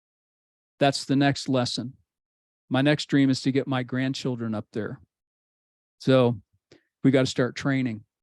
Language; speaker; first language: English; native; English